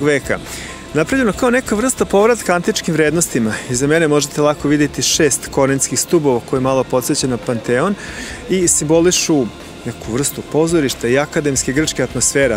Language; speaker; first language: Serbian; native; Serbian